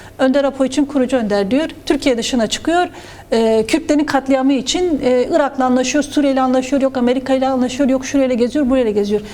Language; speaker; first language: Turkish; non-native, local second language; Kurdish